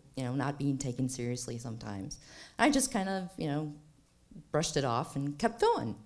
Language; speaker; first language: English; native; English